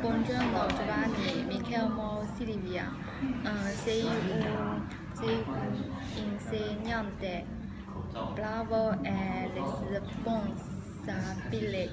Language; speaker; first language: Italian; non-native, learner; Chinese